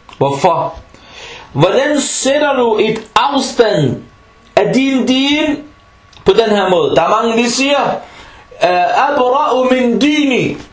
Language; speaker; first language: Danish; non-native, fluent; Arabic